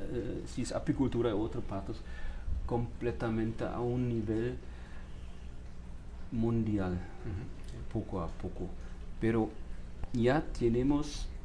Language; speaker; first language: Spanish; non-native, fluent; German